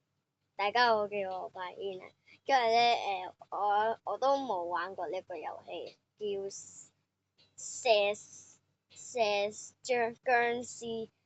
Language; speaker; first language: Chinese; native; Chinese